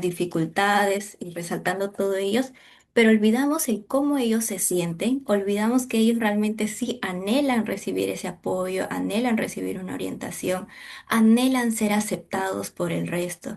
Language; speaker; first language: Spanish; native; Spanish